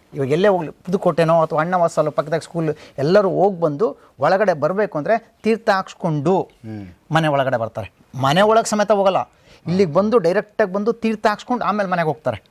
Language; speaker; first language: Kannada; native; Kannada